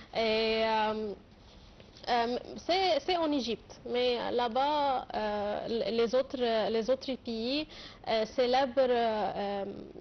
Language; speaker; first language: French; non-native, fluent; Arabic